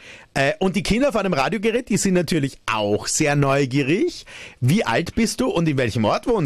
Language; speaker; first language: German; native; German